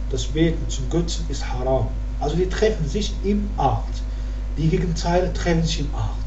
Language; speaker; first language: German; non-native, learner; Arabic